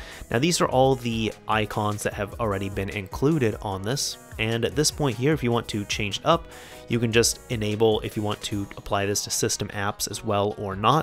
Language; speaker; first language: English; native; English